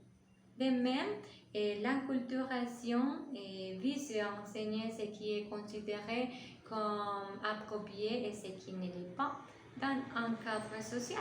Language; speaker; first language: French; non-native, learner; Spanish